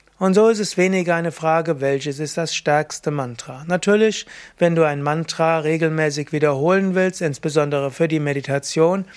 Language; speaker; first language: German; native; German